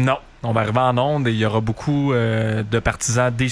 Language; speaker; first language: French; native; French